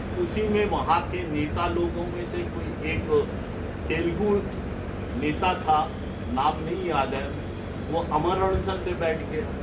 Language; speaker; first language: Hindi; native; Hindi